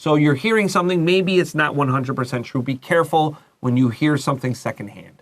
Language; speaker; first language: English; native; English